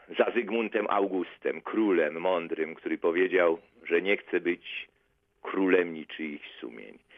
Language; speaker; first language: Polish; native; Polish